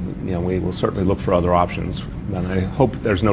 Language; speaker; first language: English; native; English